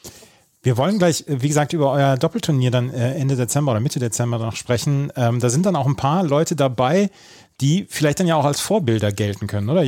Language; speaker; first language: German; native; German